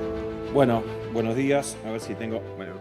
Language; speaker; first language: Spanish; native; Spanish